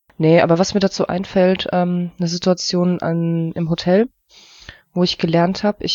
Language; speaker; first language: German; early bilingual, other home language; Russian